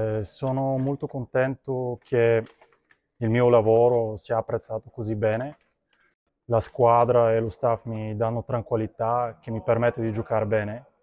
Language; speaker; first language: Italian; non-native, fluent; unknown